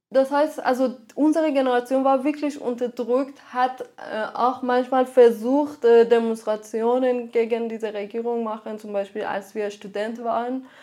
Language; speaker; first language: German; non-native, fluent; Persian